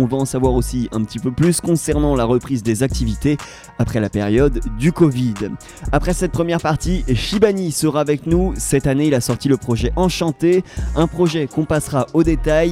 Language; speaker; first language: French; native; French